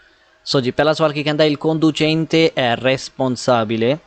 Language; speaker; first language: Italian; non-native, fluent; Punjabi